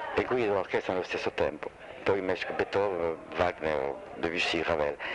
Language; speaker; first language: Italian; non-native, fluent; French